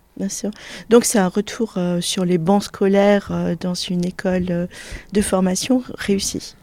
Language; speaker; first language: French; native; French